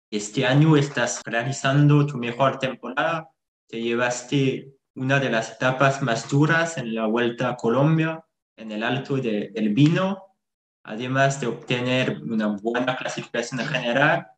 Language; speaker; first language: Spanish; non-native, fluent; French